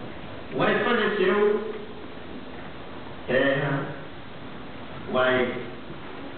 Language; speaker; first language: Portuguese; non-native, local second language; Kayapó